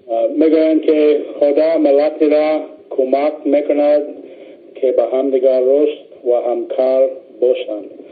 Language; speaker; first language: Persian; non-native, learner; English